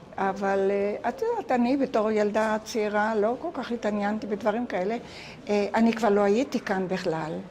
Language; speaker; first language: Hebrew; native; Hebrew